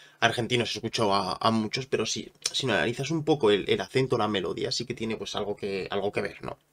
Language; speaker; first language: Spanish; native; Spanish